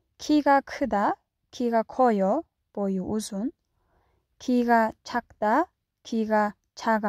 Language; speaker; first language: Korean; non-native, fluent; Kyrgyz